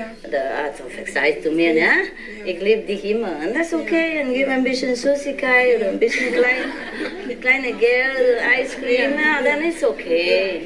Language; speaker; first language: German; non-native, learner; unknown